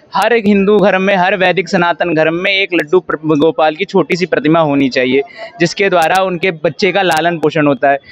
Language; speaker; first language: Hindi; native; Hindi